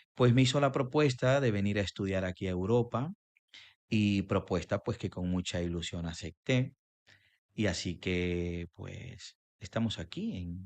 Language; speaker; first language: Spanish; native; Spanish